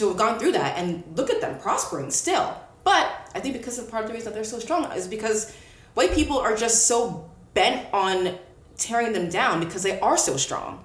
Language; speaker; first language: English; native; English